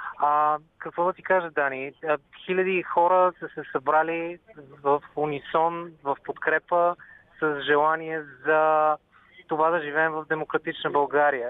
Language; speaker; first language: Bulgarian; native; Bulgarian